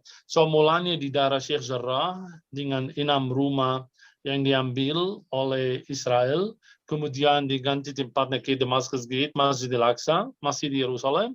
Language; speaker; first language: Indonesian; non-native, fluent; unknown